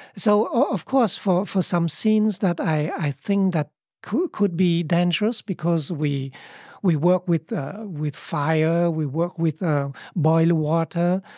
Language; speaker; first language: English; early bilingual, other home language; Vietnamese